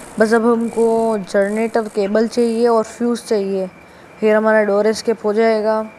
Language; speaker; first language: Hindi; non-native, local second language; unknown